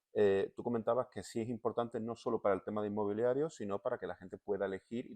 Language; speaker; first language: Spanish; native; Spanish